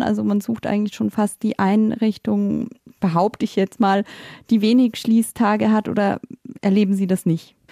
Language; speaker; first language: German; native; German